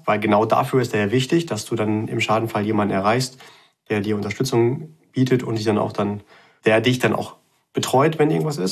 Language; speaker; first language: German; native; German